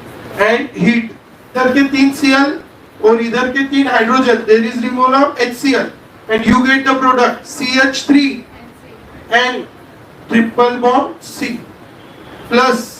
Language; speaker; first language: English; non-native, local second language; Marathi